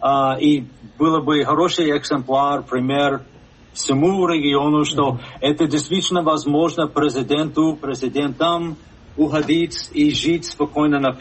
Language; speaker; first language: Russian; non-native, fluent; English